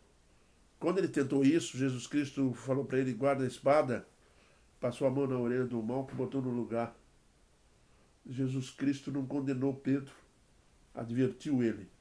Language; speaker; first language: Portuguese; native; Portuguese